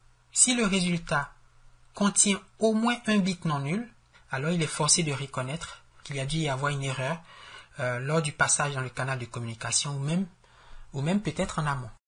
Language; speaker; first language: French; native; French